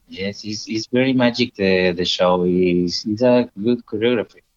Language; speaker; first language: English; non-native, learner; Spanish